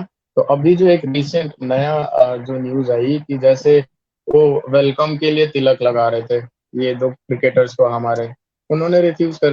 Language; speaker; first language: Hindi; native; Hindi